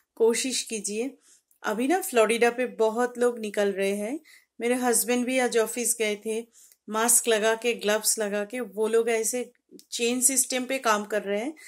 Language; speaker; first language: Hindi; non-native, local second language; Bangla